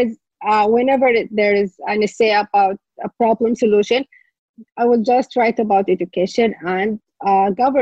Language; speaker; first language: English; non-native, fluent; Arabic